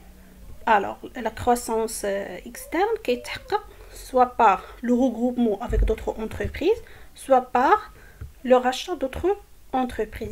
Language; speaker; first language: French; non-native, local second language; Arabic